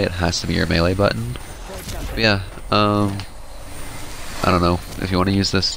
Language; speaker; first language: English; native; English